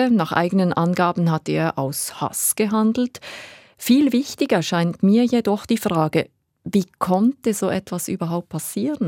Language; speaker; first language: German; native; German